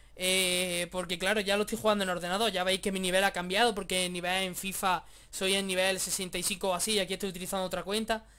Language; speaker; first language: Spanish; native; Spanish